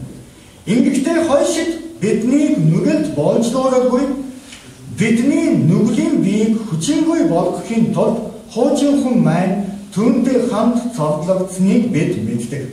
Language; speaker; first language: Mongolian; non-native, fluent; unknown